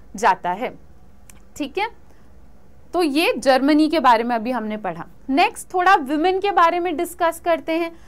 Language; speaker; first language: Hindi; native; Hindi